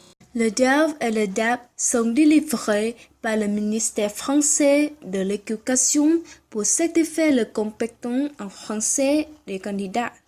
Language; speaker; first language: French; non-native, learner; Vietnamese